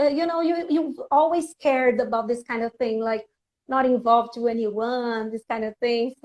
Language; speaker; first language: English; non-native, fluent; Portuguese